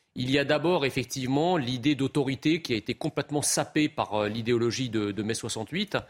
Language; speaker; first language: French; early bilingual, other home language; Arabic